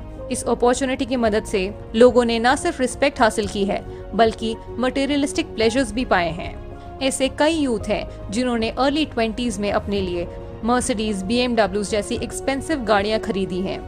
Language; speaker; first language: Hindi; native; Hindi